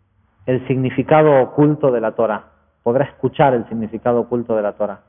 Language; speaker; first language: Spanish; native; Spanish